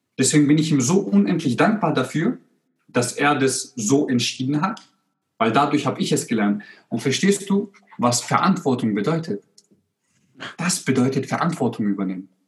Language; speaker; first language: German; early bilingual, other home language; Croatian